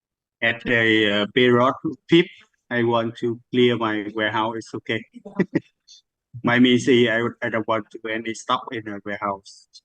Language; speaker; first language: English; non-native, learner; Vietnamese